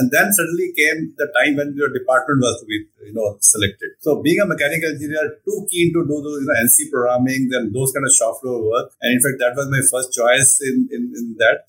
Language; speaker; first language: English; non-native, local second language; Punjabi